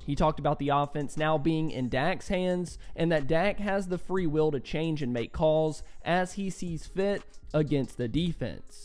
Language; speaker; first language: English; native; English